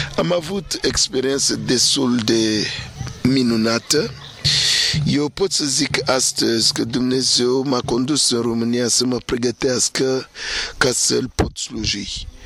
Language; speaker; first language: Romanian; non-native, fluent; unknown